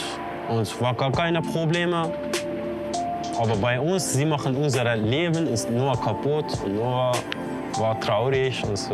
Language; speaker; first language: German; non-native, learner; Kurdish